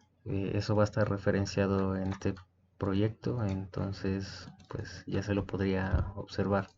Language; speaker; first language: Spanish; native; Spanish